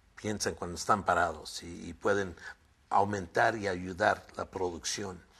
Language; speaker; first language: Spanish; early bilingual, other home language; English